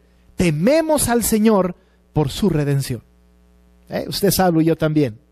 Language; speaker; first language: Spanish; native; Spanish